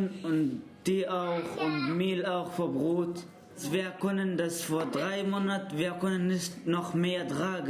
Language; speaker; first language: German; non-native, learner; Arabic